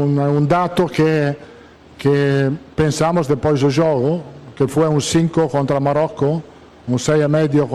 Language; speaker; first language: Portuguese; non-native, fluent; Italian